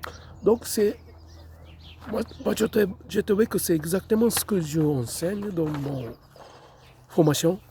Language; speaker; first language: French; non-native, fluent; Japanese